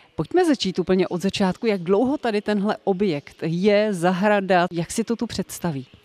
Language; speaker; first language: Czech; native; Czech